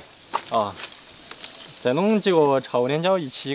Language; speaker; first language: Chinese; native; Chinese